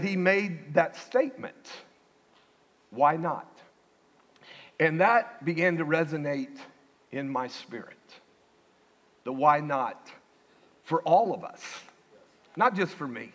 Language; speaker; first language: English; native; English